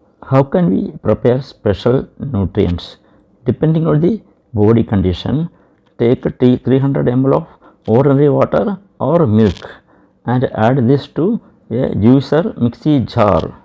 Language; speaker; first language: English; non-native, local second language; Malayalam